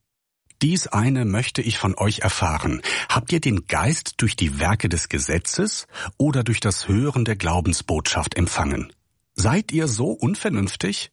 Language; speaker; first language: German; native; German